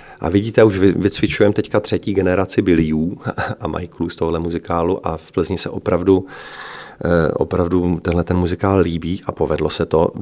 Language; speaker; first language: Czech; native; Czech